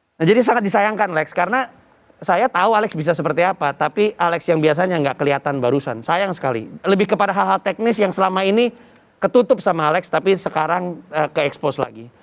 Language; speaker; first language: Indonesian; native; Indonesian